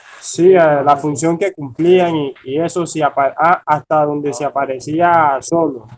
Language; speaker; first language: Spanish; native; Spanish